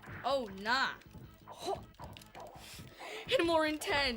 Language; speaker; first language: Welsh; non-native, local second language; English